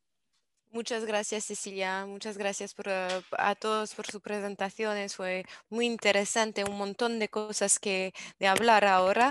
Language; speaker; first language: Spanish; non-native, learner; English